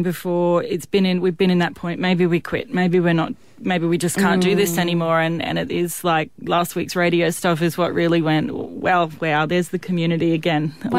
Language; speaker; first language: English; native; English